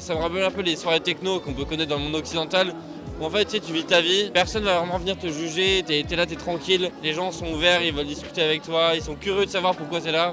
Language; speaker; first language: French; native; French